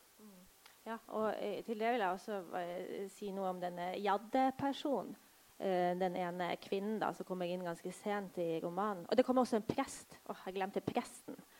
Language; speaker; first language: Norwegian; early bilingual, other home language; Polish